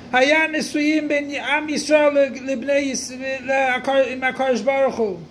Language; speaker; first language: Hebrew; non-native, fluent; English